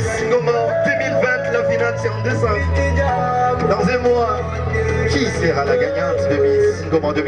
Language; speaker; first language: French; non-native, local second language; Rundi